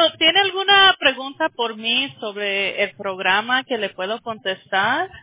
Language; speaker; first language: Spanish; early bilingual, heritage; Spanish